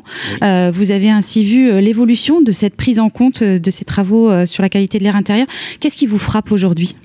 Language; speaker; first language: French; native; French